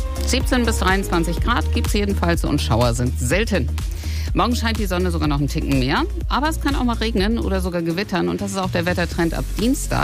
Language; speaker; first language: German; native; German